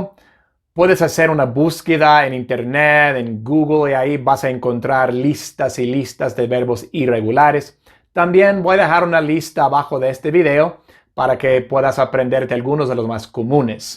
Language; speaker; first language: Spanish; non-native, fluent; English